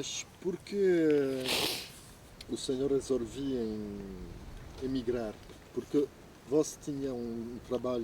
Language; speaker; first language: Portuguese; non-native, fluent; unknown